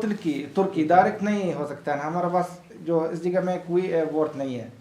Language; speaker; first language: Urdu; non-native, learner; Arabic